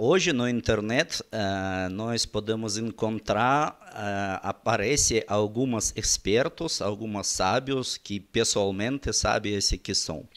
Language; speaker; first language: Portuguese; non-native, learner; Russian